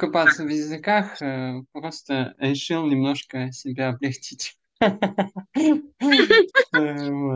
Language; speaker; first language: Russian; native; Russian